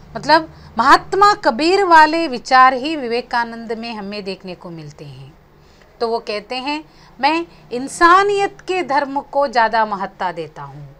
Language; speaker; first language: Hindi; non-native, local second language; Konkani